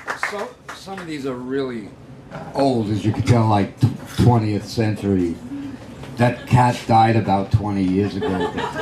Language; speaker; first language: English; native; English